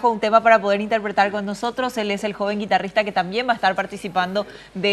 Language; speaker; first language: Spanish; native; Spanish